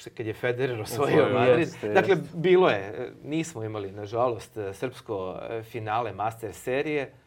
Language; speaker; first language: Serbian; native; Serbian